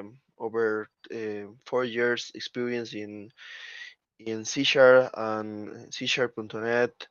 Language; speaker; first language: English; non-native, learner; Spanish